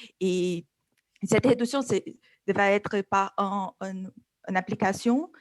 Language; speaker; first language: French; non-native, learner; Portuguese